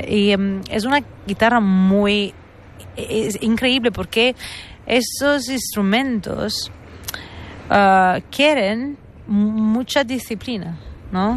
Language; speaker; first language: Spanish; non-native, fluent; Italian